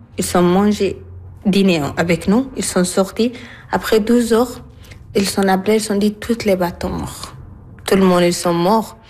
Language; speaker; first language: French; non-native, learner; Arabic